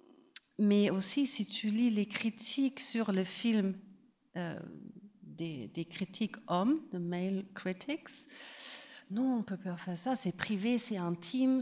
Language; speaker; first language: French; non-native, fluent; German